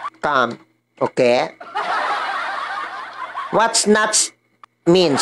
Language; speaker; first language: English; non-native, learner; Filipino